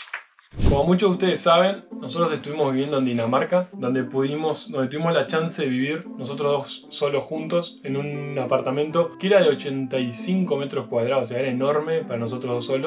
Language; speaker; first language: Spanish; native; Spanish